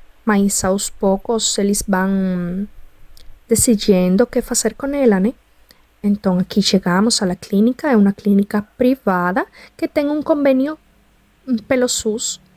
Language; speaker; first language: Portuguese; non-native, fluent; Spanish